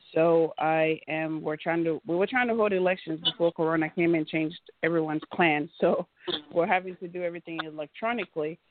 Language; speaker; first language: English; native; English